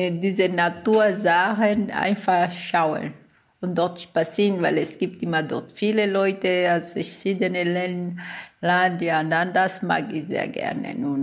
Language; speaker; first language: German; non-native, learner; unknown